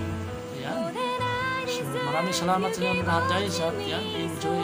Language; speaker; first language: Filipino; non-native, local second language; Cebuano